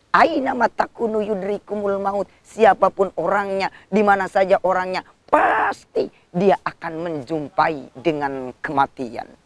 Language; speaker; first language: Indonesian; non-native, local second language; Sundanese